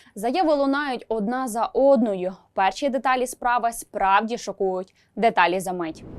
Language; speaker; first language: Ukrainian; native; Ukrainian